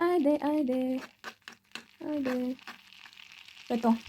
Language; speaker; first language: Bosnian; non-native, learner; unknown